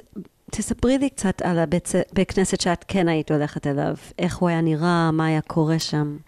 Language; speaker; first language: Hebrew; native; Hebrew